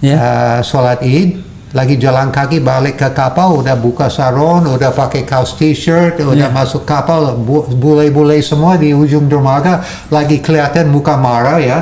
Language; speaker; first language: Indonesian; non-native, learner; English